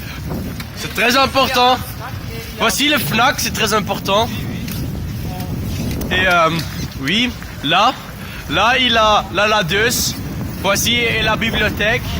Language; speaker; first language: French; non-native, learner; Dutch